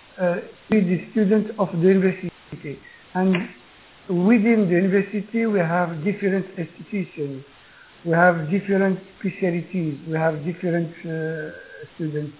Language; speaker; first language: English; non-native, learner; Arabic